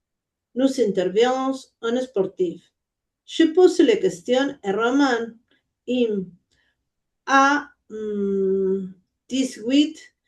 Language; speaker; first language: French; non-native, learner; Spanish